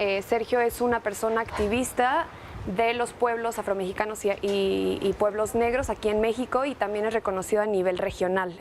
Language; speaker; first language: Spanish; native; Spanish